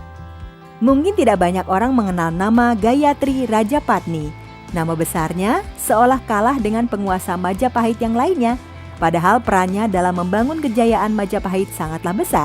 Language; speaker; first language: Indonesian; native; Indonesian